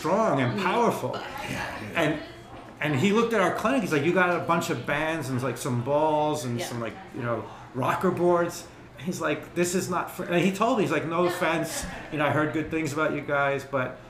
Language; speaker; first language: English; native; English